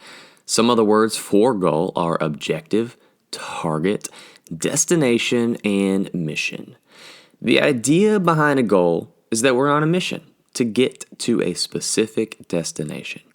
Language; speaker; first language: English; native; English